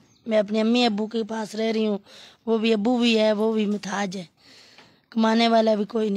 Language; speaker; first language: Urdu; non-native, local second language; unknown